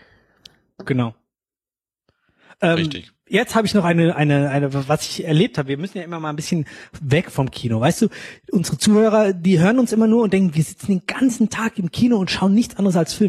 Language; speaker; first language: German; native; German